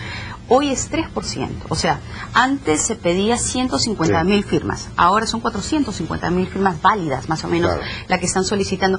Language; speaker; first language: Spanish; native; Spanish